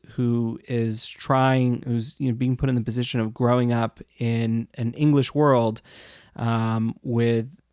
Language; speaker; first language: English; native; English